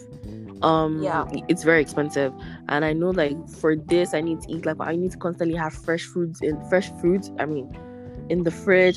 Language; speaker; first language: English; non-native, local second language; Yoruba